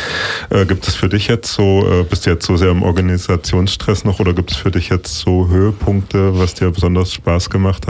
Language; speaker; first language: German; native; German